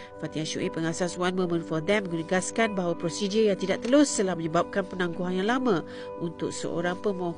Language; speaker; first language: Malay; native; Malay